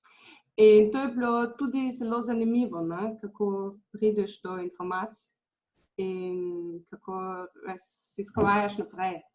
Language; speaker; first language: Slovenian; non-native, fluent; German